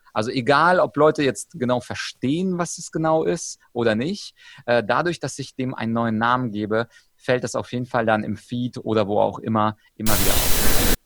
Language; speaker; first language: German; early bilingual, other home language; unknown